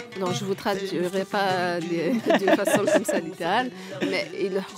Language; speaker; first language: French; non-native, local second language; Kabyle